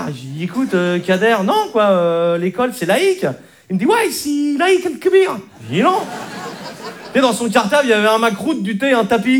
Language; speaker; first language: French; native; French